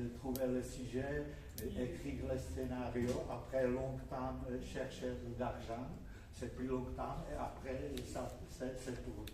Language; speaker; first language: French; non-native, fluent; Czech